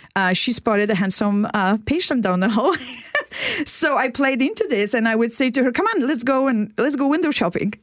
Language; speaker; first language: English; non-native, fluent; Polish